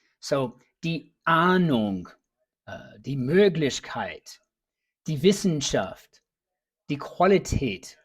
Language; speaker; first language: German; early bilingual, heritage; English